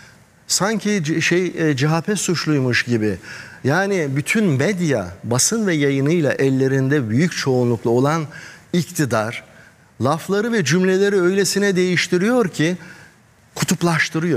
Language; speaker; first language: Turkish; native; Turkish